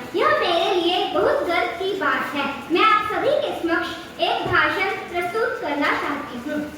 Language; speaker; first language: Hindi; native; Hindi